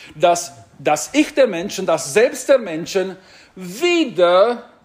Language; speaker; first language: German; non-native, fluent; Romanian